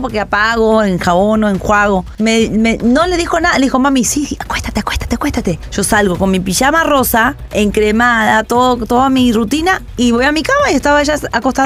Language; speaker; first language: Spanish; native; Spanish